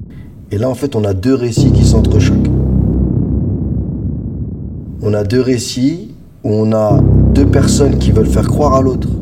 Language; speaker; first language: French; native; French